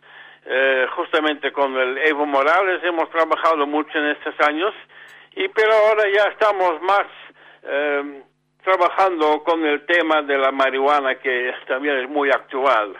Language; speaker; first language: Spanish; non-native, fluent; Dutch